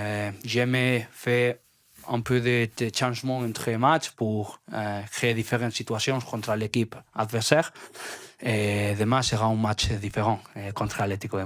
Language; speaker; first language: French; non-native, learner; Spanish